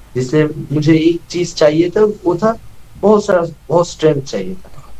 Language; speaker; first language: Hindi; non-native, local second language; Bangla